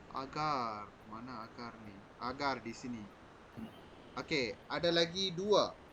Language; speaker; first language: Malay; non-native, local second language; Tamil